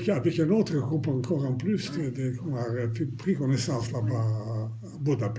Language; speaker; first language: French; non-native, fluent; Romanian